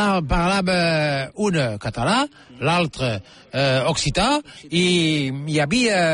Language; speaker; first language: Catalan; non-native, learner; French